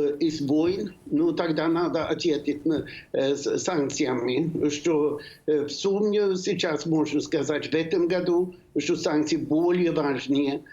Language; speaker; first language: Russian; non-native, fluent; Swedish